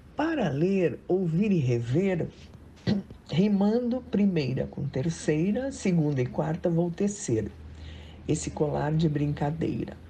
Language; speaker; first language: Portuguese; native; Portuguese